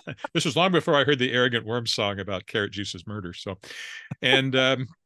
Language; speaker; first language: English; native; English